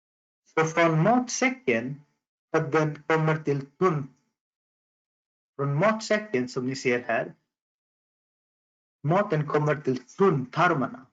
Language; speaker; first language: Swedish; non-native, fluent; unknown